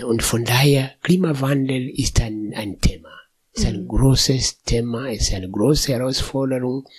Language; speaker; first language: German; non-native, fluent; Swahili